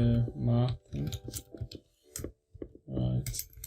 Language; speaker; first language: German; non-native, learner; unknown